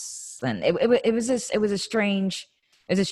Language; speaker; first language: English; native; English